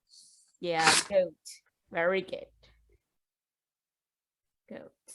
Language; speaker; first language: English; non-native, learner; Vietnamese